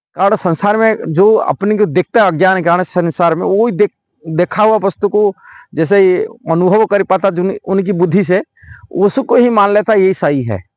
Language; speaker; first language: Hindi; non-native, local second language; Odia